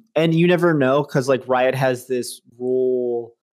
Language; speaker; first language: English; native; English